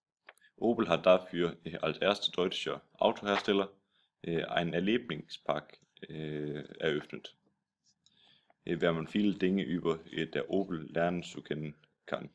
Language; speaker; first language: German; non-native, learner; Danish